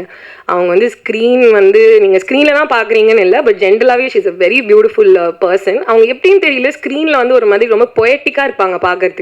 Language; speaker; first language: Tamil; native; Tamil